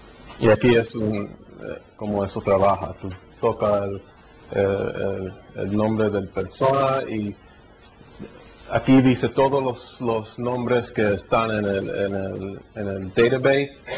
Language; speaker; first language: Spanish; early bilingual, heritage; Spanish